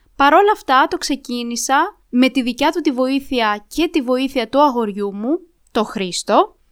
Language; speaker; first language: Greek; early bilingual, other home language; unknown